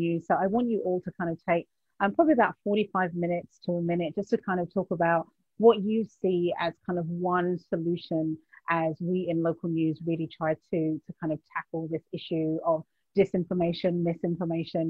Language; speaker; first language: English; native; English